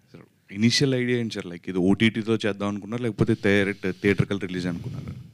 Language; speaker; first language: Telugu; native; Telugu